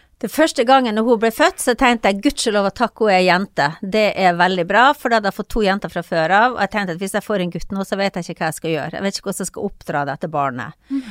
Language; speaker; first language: Norwegian; native; Norwegian